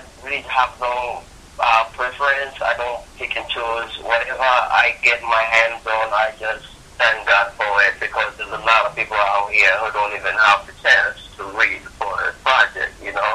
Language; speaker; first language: English; non-native, local second language; Ganda